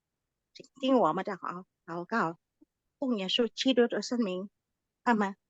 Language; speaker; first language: Chinese; non-native, learner; Indonesian